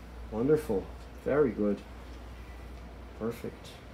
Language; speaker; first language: English; non-native, fluent; Portuguese